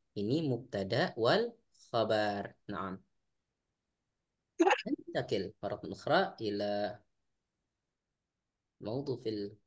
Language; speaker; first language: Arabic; non-native, fluent; Indonesian